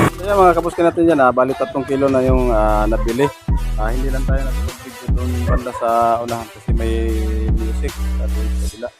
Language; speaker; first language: Filipino; non-native, local second language; Cebuano